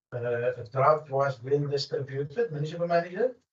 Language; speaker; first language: English; non-native, local second language; Afrikaans